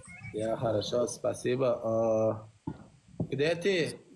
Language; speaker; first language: Russian; non-native, learner; Turkmen